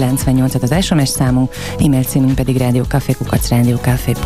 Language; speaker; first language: Hungarian; native; Hungarian